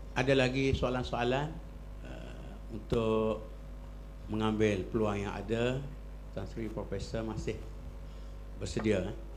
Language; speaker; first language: Malay; native; Malay